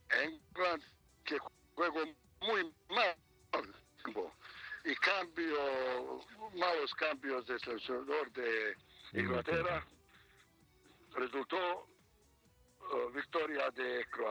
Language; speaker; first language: Spanish; non-native, learner; Serbian